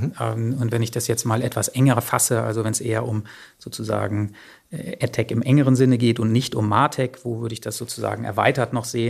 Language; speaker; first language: German; native; German